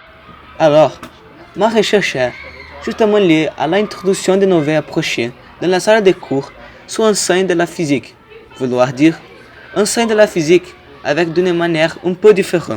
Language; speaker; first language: French; non-native, learner; Portuguese